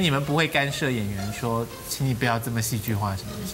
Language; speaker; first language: Chinese; native; Chinese